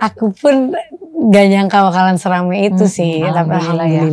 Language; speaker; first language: Indonesian; native; Indonesian